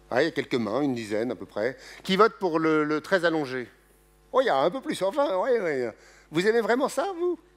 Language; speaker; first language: French; native; French